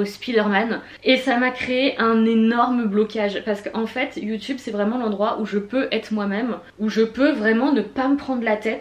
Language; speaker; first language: French; native; French